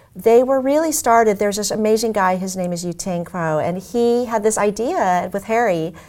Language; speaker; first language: English; native; English